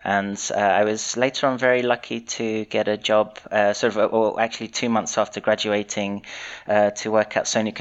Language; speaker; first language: English; native; English